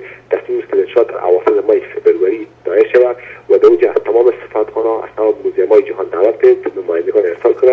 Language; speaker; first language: Persian; native; Persian